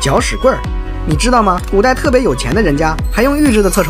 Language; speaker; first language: Chinese; native; Chinese